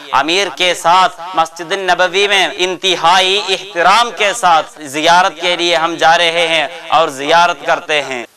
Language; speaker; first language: Urdu; non-native, local second language; Malayalam